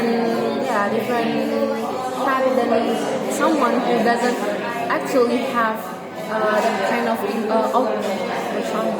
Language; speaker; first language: English; non-native, learner; Indonesian